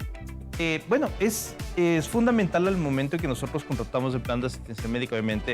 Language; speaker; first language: Spanish; native; Spanish